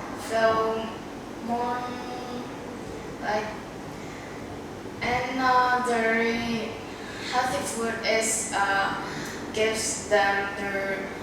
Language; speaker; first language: English; non-native, learner; Vietnamese